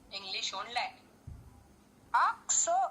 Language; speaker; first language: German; non-native, fluent; Marathi